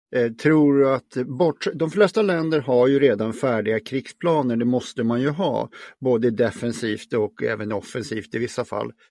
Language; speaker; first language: Swedish; native; Swedish